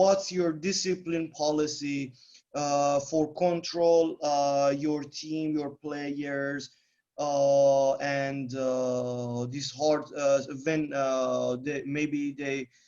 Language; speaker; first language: English; non-native, learner; Persian